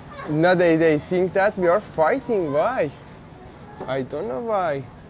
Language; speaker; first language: English; non-native, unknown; Persian